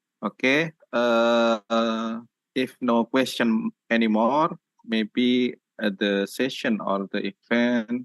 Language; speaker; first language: English; non-native, learner; Indonesian